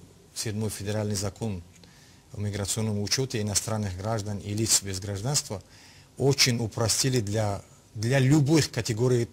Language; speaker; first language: Russian; non-native, local second language; Tajik